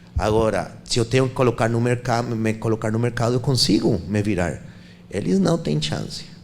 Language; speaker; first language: Portuguese; non-native, fluent; Spanish